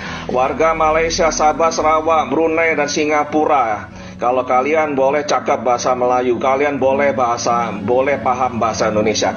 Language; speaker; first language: Indonesian; native; Indonesian